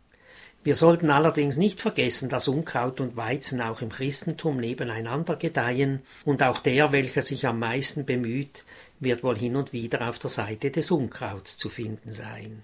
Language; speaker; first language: German; native; German